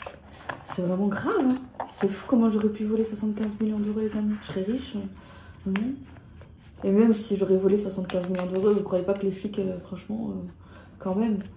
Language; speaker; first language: French; native; French